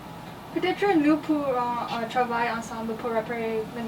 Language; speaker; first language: French; non-native, learner; English